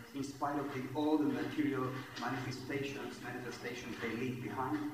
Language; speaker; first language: English; non-native, fluent; Slovak